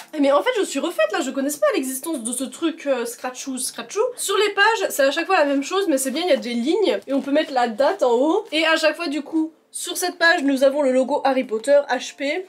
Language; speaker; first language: French; native; French